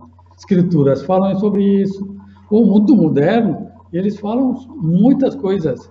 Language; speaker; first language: Portuguese; non-native, fluent; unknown